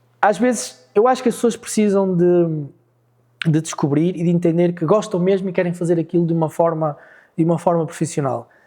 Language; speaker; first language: Portuguese; native; Portuguese